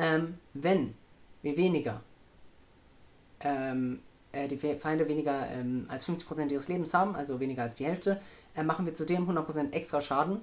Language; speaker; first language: German; native; German